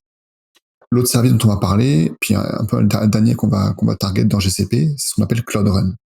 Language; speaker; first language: French; native; French